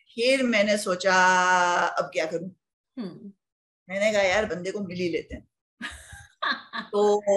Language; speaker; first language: Hindi; native; Hindi